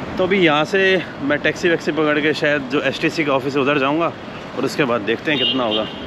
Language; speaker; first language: Hindi; native; Hindi